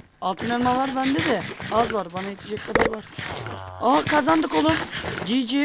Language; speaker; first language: Turkish; native; Turkish